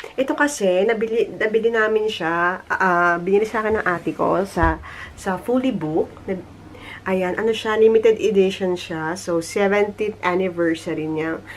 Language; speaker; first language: Filipino; native; Filipino